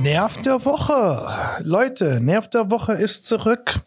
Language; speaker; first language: German; non-native, fluent; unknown